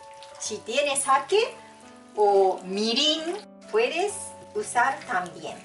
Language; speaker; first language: Spanish; non-native, fluent; Japanese